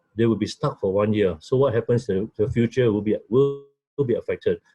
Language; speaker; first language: English; non-native, local second language; Malay